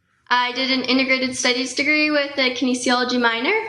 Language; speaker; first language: English; native; English